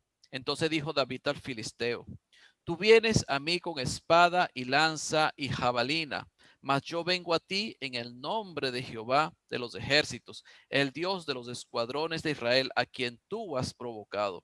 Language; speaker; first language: Spanish; native; Spanish